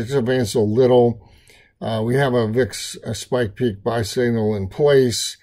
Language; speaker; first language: English; native; English